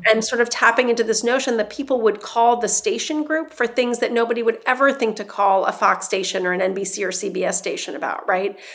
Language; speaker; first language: English; non-native, fluent; Persian